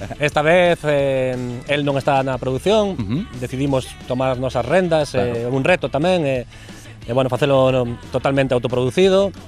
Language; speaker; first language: Galician; native; Galician